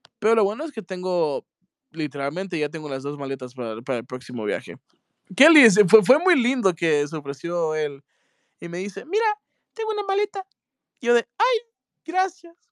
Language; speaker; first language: Spanish; native; Spanish